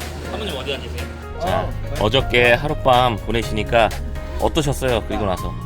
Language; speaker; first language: Korean; native; Korean